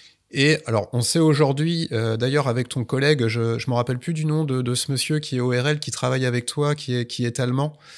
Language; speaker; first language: French; native; French